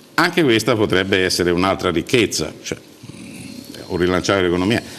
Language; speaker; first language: Italian; native; Italian